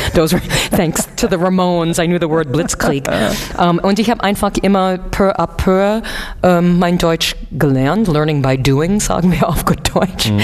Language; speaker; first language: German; non-native, fluent; English